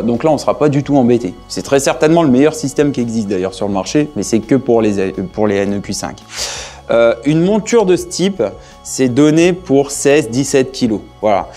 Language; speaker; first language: French; native; French